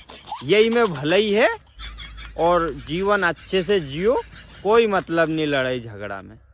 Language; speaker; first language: Hindi; native; Hindi